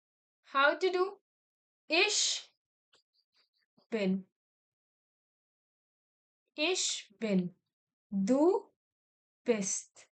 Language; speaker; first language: German; non-native, fluent; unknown